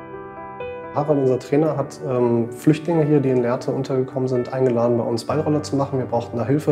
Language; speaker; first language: German; native; German